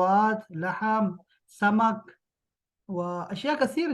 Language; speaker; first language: Arabic; non-native, fluent; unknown